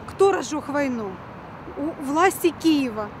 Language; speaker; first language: Russian; native; Russian